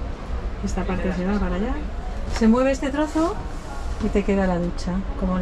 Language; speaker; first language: Spanish; native; Spanish